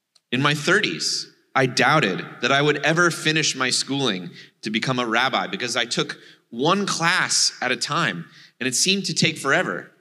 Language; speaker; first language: English; native; English